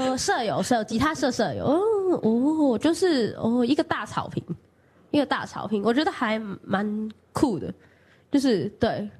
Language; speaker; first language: Chinese; non-native, local second language; Cantonese